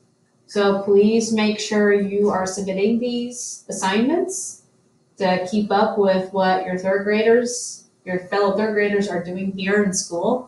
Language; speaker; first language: English; native; English